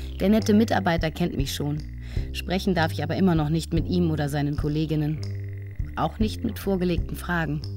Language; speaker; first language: German; native; German